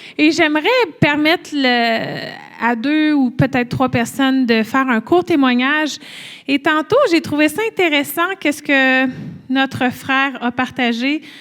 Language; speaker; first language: French; native; French